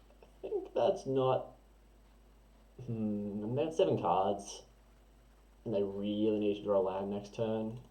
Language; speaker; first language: English; native; English